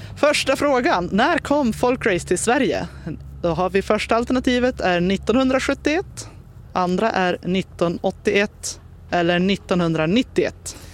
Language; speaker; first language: Swedish; native; Swedish